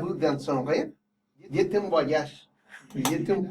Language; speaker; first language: French; non-native, fluent; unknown